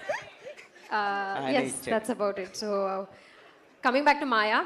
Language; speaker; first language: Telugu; non-native, learner; Malayalam